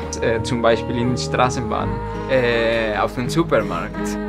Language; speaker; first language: German; non-native, fluent; Spanish